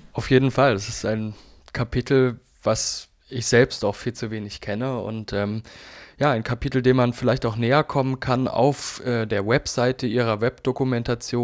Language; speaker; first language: German; native; German